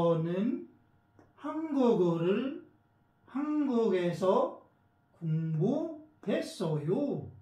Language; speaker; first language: Korean; non-native, learner; Filipino